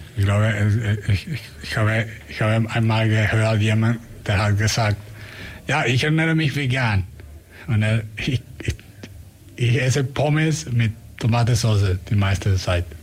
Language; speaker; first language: German; non-native, learner; Spanish